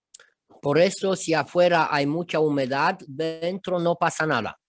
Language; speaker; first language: Spanish; non-native, fluent; Romanian